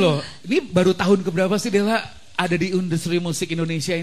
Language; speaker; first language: Indonesian; native; Indonesian